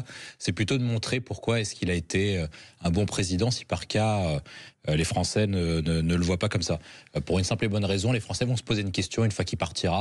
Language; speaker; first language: French; native; French